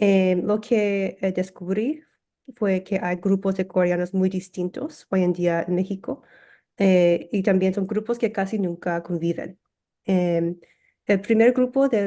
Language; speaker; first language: Spanish; early bilingual, heritage; English